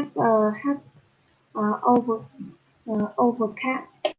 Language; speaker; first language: English; non-native, learner; Vietnamese